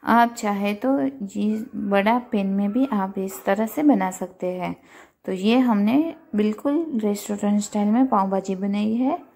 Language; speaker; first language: Hindi; non-native, local second language; Gujarati